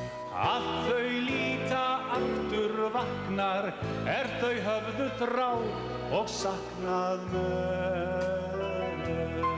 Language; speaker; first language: Icelandic; native; Icelandic